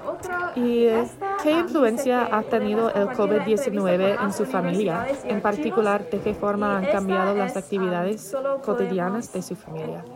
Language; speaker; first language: Spanish; non-native, learner; English